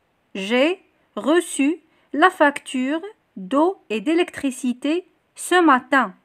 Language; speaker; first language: French; non-native, local second language; Arabic